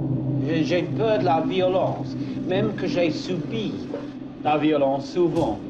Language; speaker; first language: French; non-native, learner; English